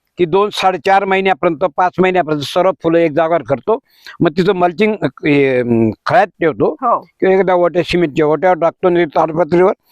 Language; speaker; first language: Marathi; native; Marathi